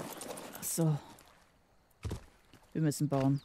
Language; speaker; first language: German; native; German